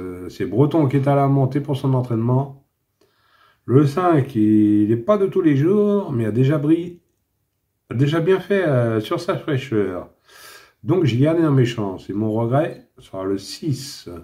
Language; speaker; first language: French; native; French